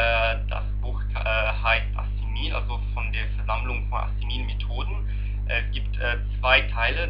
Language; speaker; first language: German; non-native, learner; Arabic